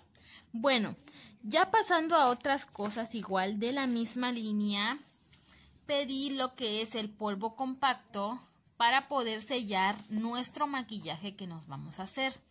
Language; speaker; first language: Spanish; native; Spanish